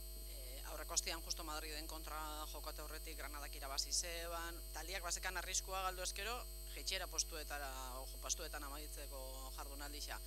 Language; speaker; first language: Basque; native; Basque